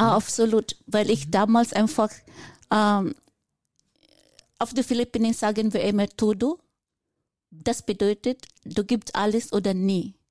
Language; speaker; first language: German; non-native, fluent; Filipino